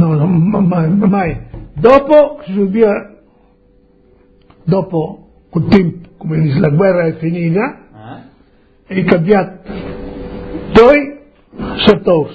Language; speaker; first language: Italian; non-native, local second language; Friulian